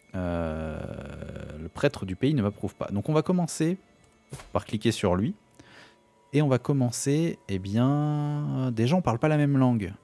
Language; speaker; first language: French; native; French